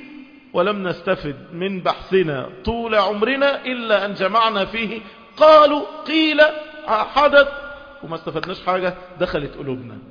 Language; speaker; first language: Arabic; native; Arabic